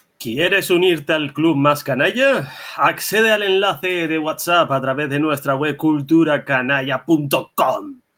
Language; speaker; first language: Spanish; native; Spanish